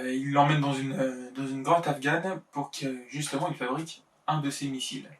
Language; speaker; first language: French; native; French